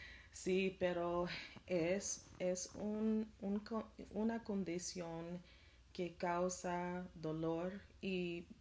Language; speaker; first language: Spanish; non-native, learner; English